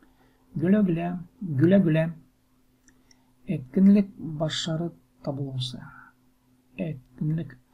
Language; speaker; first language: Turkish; non-native, learner; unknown